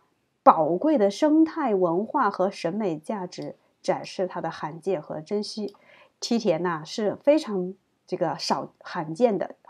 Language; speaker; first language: Chinese; native; Chinese